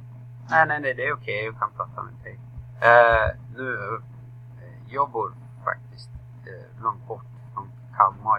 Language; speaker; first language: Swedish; non-native, learner; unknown